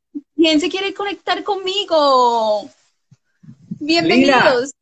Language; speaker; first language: Spanish; non-native, fluent; English